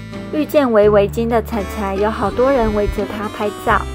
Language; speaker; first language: Chinese; native; Chinese